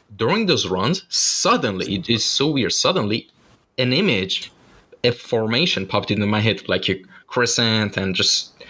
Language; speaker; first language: English; non-native, fluent; Persian